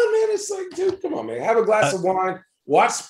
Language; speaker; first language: English; native; English